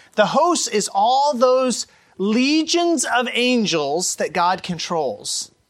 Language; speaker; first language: English; native; English